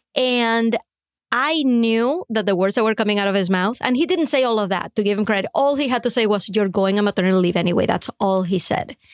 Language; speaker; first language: English; non-native, fluent; Spanish